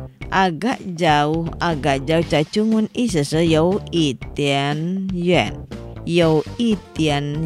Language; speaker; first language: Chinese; non-native, learner; Indonesian